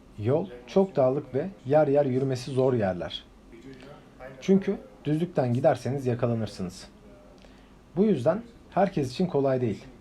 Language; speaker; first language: Turkish; non-native, fluent; Uzbek